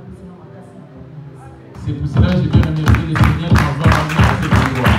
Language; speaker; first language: French; non-native, local second language; Lingala